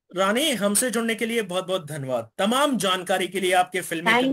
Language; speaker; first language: Hindi; native; Hindi